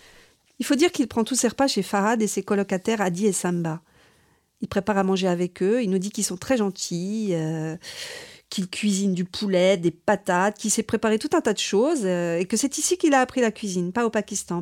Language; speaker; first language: French; native; French